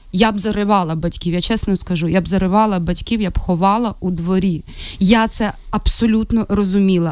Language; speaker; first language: Ukrainian; non-native, local second language; Russian